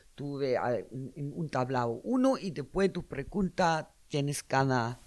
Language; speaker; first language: Spanish; non-native, learner; German